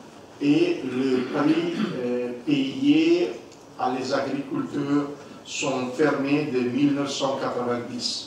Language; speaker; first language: French; non-native, learner; Italian